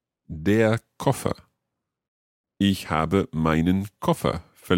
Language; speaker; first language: German; non-native, learner; English